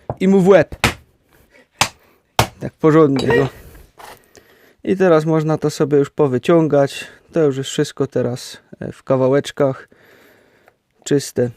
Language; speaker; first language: Polish; native; Polish